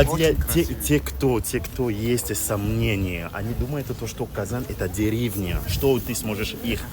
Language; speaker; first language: Russian; non-native, learner; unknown